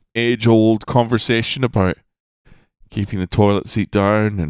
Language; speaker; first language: English; native; English